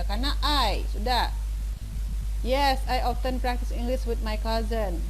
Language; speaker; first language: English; non-native, fluent; Indonesian